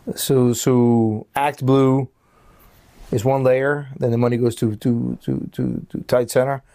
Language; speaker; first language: English; early bilingual, other home language; Spanish